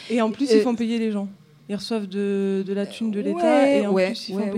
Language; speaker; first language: French; native; French